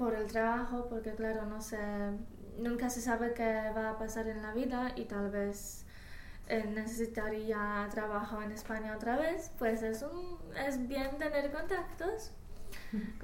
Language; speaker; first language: Spanish; non-native, fluent; English